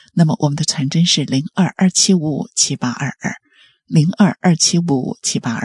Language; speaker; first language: Chinese; native; Chinese